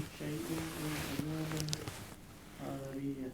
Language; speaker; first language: Arabic; non-native, learner; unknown